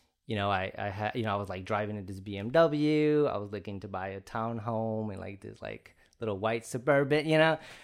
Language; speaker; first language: English; early bilingual, other home language; Spanish